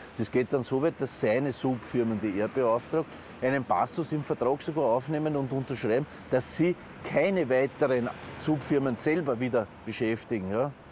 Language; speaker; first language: German; native; German